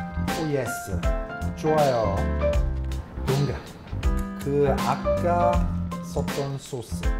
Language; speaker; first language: Korean; non-native, fluent; Italian